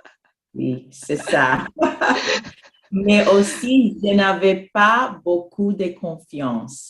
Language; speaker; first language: French; non-native, fluent; Spanish